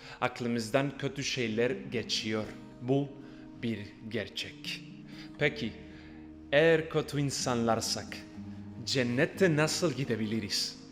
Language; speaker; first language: Turkish; non-native, fluent; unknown